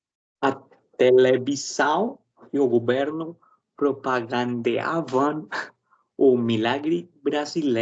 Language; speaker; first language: Portuguese; non-native, learner; Spanish